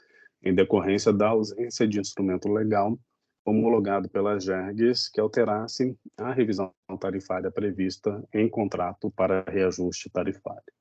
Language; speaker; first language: Portuguese; native; Portuguese